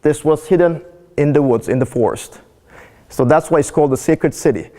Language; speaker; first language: English; non-native, fluent; Turkish